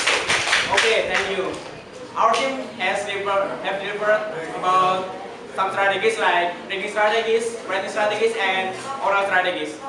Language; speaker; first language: English; non-native, learner; Indonesian